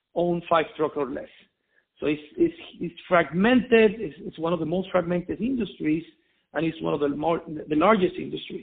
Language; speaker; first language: English; non-native, fluent; Spanish